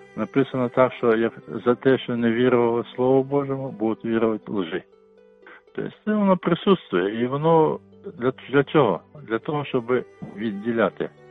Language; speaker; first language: Ukrainian; non-native, local second language; Russian